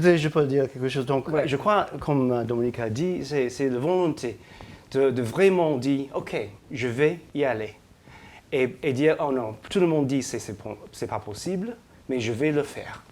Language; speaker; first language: French; non-native, fluent; English